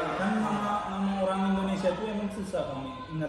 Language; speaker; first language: Indonesian; non-native, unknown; Malayalam